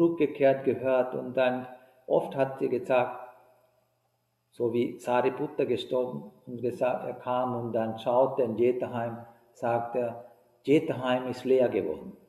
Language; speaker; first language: German; non-native, fluent; Sinhala